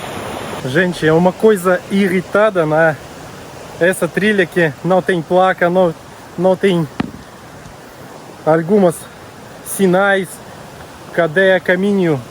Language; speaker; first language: Portuguese; non-native, learner; Russian